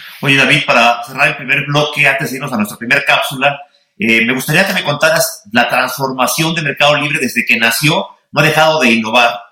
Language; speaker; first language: Spanish; native; Spanish